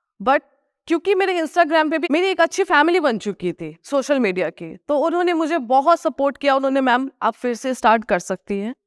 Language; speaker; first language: Hindi; non-native, local second language; Nepali